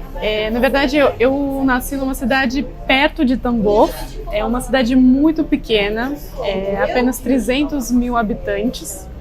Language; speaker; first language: Portuguese; non-native, fluent; Russian